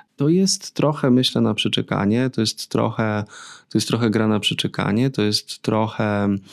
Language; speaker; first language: Polish; native; Polish